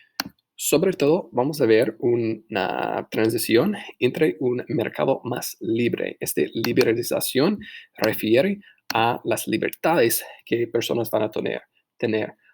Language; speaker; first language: Spanish; non-native, fluent; English